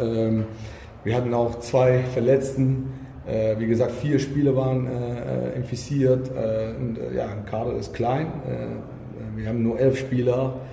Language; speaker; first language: German; non-native, learner; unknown